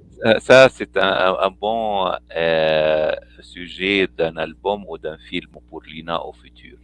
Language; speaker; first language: French; non-native, fluent; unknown